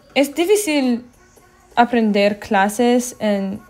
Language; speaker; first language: Spanish; non-native, learner; English